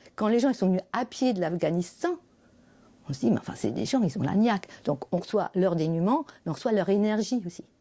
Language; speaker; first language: French; native; French